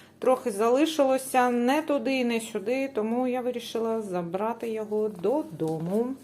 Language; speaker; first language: Ukrainian; non-native, local second language; Russian